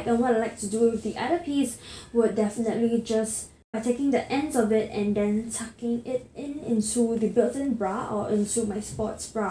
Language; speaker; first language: English; native; English